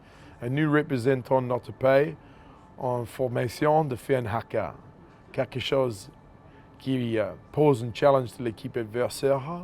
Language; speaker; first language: French; non-native, fluent; English